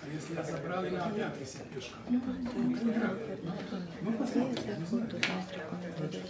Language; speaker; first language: Russian; non-native, learner; Serbian